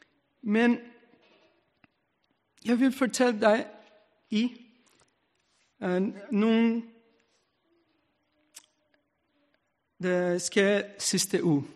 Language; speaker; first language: Danish; non-native, learner; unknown